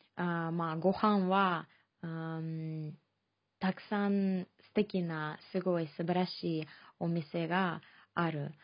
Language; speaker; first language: Japanese; non-native, fluent; Chinese